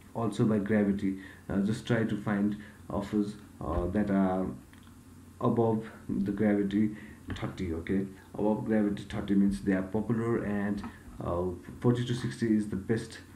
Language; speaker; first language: English; non-native, local second language; Nepali